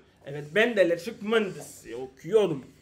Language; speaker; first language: Turkish; non-native, learner; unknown